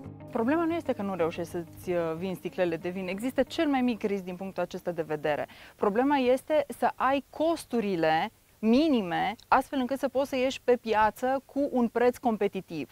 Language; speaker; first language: Romanian; native; Romanian